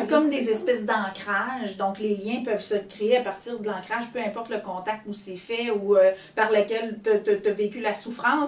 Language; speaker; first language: French; native; French